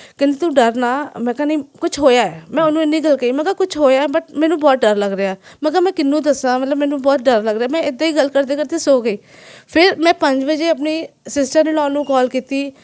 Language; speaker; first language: Punjabi; non-native, local second language; Hindi